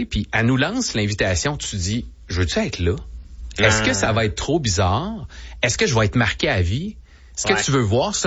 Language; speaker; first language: French; native; French